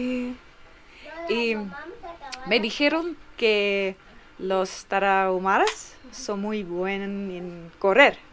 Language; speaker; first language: Spanish; non-native, learner; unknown